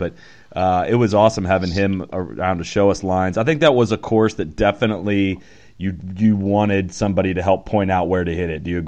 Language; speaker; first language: English; native; English